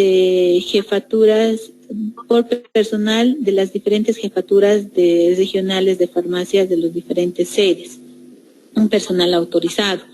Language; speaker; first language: Spanish; native; Spanish